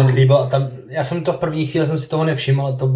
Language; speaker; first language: Czech; native; Czech